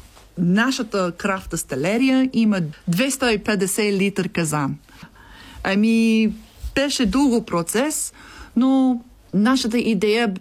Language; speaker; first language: Bulgarian; non-native, learner; English